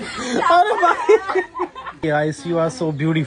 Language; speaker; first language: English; non-native, local second language; Hindi